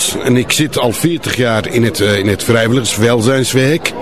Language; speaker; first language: Dutch; non-native, fluent; Turkish